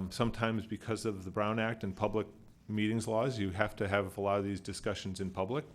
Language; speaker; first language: English; native; English